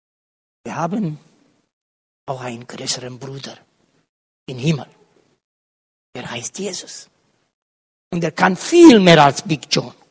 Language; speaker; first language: German; non-native, fluent; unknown